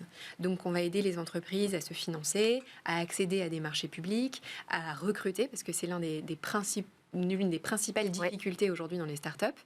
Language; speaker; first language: French; native; French